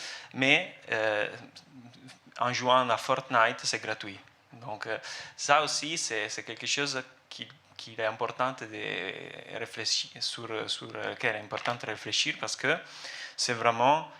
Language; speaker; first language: French; non-native, fluent; Italian